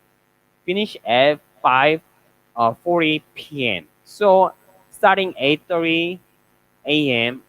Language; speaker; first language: English; non-native, learner; Korean